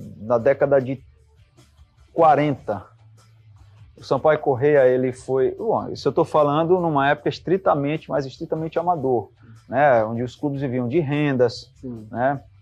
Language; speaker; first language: Portuguese; native; Portuguese